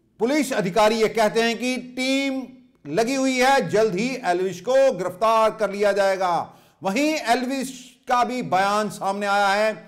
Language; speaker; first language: Hindi; native; Hindi